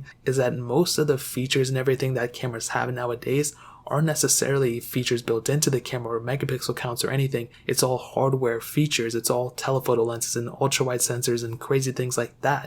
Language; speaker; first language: English; native; English